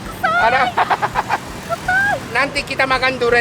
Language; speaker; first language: Indonesian; non-native, fluent; Japanese